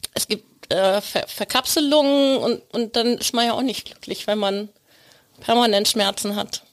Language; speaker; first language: German; native; German